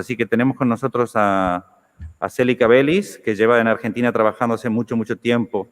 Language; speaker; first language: Spanish; native; Spanish